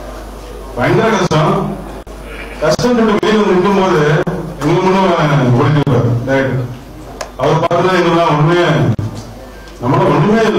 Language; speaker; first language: Tamil; native; Tamil